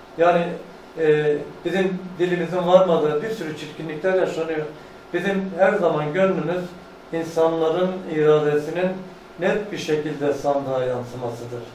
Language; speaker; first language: Turkish; native; Turkish